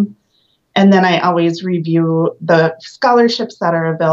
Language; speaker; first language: English; native; English